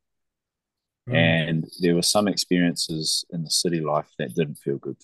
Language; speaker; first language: English; native; English